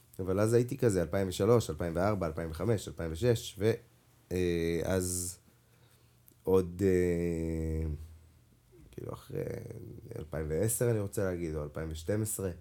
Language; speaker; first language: Hebrew; non-native, local second language; Arabic